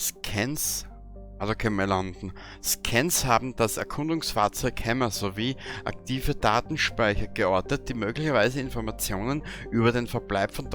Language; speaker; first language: German; native; German